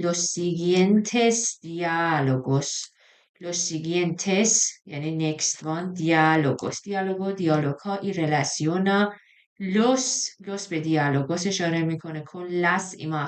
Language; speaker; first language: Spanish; non-native, fluent; Persian